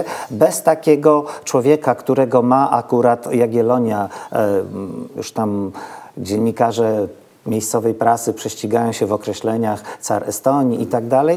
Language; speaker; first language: Polish; native; Polish